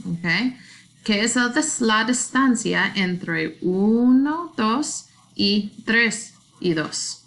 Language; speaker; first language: Spanish; non-native, learner; English